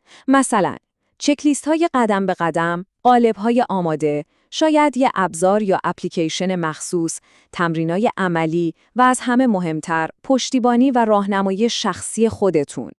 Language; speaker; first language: Persian; native; Persian